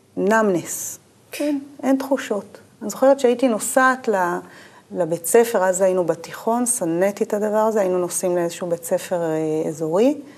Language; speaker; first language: Hebrew; native; Hebrew